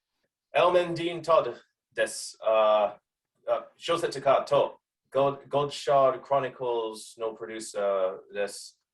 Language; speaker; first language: Japanese; non-native, learner; English